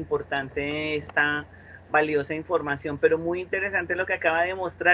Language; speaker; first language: Spanish; native; Spanish